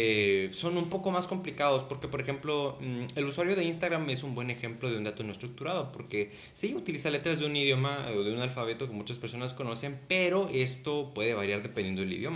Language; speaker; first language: Spanish; native; Spanish